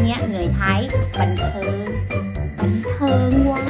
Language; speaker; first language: Vietnamese; non-native, learner; Thai